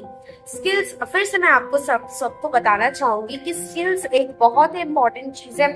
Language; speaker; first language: Hindi; non-native, local second language; Bangla